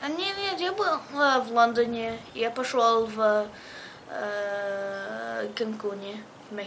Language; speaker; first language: Russian; early bilingual, heritage; Russian